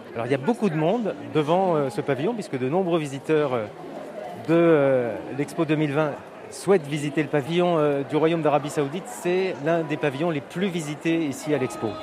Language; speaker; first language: French; native; French